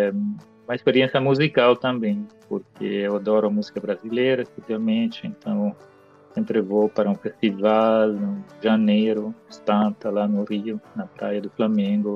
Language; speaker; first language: Portuguese; non-native, fluent; Italian